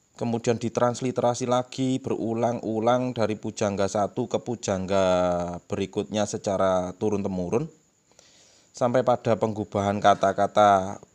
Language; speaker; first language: Indonesian; non-native, local second language; Javanese